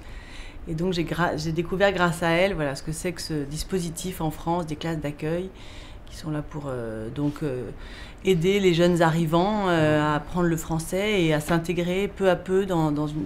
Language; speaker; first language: French; native; French